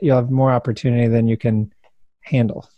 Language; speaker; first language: English; native; English